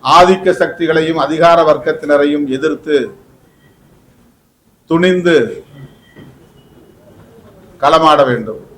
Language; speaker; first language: Tamil; native; Tamil